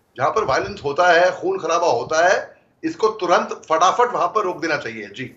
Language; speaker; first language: Hindi; native; Hindi